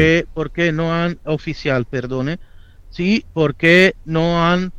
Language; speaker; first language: Spanish; non-native, fluent; Italian